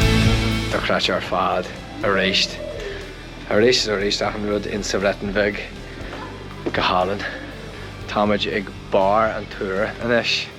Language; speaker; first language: Irish; non-native, local second language; English